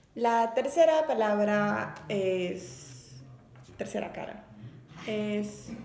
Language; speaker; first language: Spanish; native; Spanish